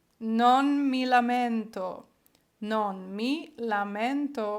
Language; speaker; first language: Italian; non-native, fluent; Ukrainian